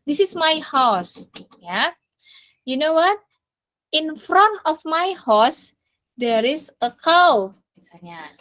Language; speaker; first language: English; non-native, fluent; Indonesian